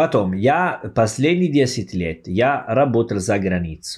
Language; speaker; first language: Russian; non-native, learner; Italian